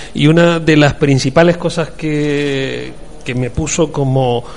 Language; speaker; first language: Spanish; native; Spanish